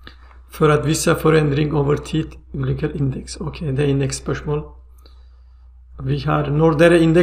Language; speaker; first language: Swedish; non-native, fluent; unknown